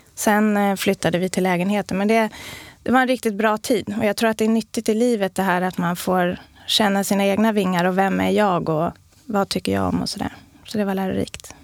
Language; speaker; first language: Swedish; native; Swedish